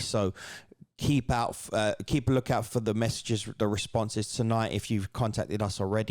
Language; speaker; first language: English; native; English